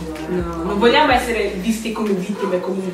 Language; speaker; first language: Italian; early bilingual, other home language; English